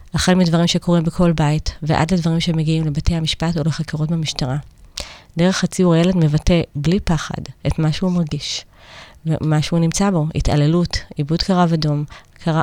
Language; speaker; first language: Hebrew; native; Hebrew